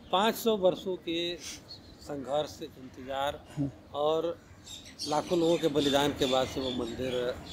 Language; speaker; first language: Hindi; native; Hindi